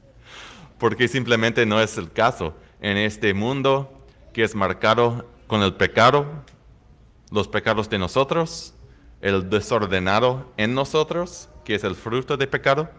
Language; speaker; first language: Spanish; non-native, fluent; English